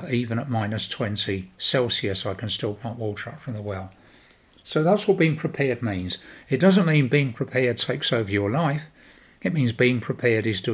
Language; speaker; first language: English; native; English